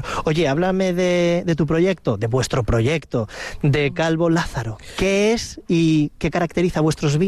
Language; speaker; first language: Spanish; native; Spanish